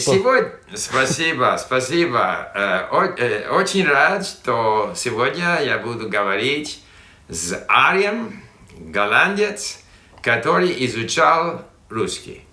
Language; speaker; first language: Russian; non-native, fluent; English